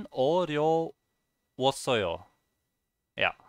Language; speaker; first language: Korean; non-native, learner; German